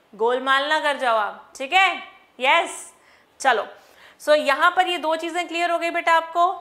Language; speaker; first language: Hindi; non-native, local second language; Punjabi